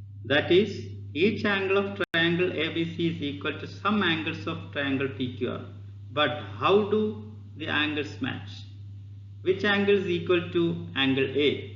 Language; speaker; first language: English; non-native, local second language; Malayalam